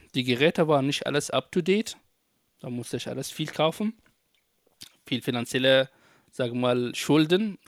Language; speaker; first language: German; non-native, fluent; Arabic